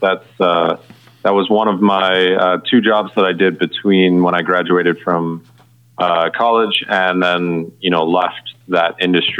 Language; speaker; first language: English; native; English